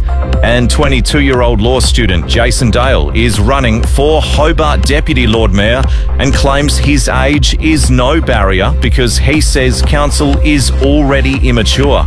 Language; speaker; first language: English; native; English